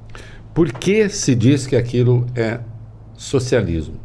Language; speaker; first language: Portuguese; native; Portuguese